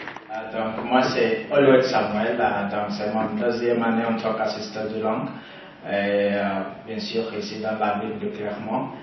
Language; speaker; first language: French; non-native, fluent; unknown